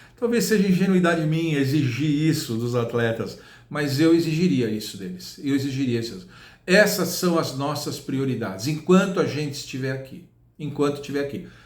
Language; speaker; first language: Portuguese; native; Portuguese